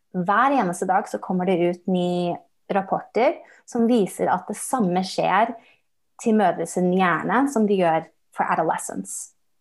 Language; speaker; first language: Norwegian; early bilingual, heritage; Norwegian